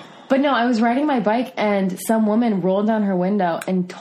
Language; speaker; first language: English; native; English